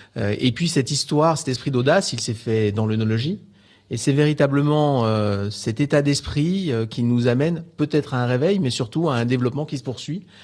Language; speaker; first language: French; native; French